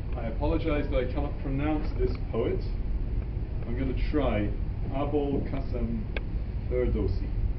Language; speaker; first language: English; native; English